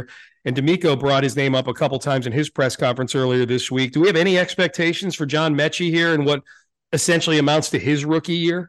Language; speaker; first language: English; native; English